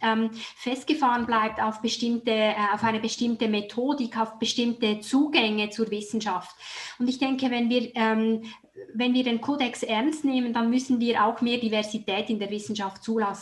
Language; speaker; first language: German; native; German